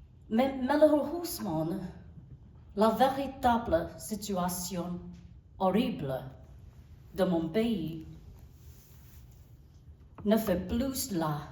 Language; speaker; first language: French; non-native, learner; Burmese